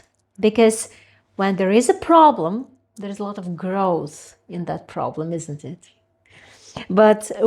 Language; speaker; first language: English; non-native, fluent; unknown